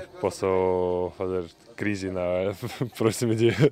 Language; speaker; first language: Portuguese; non-native, learner; Russian